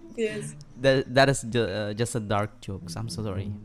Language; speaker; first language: English; non-native, learner; Indonesian